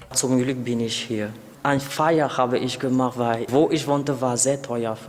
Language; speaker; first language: German; non-native, learner; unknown